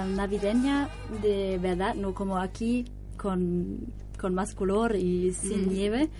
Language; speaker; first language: Spanish; non-native, learner; German